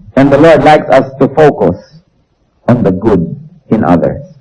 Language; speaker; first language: English; non-native, local second language; Filipino